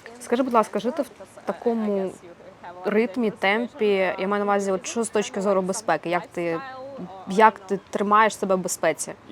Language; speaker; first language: Ukrainian; native; Ukrainian